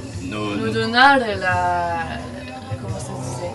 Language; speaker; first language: Spanish; non-native, learner; French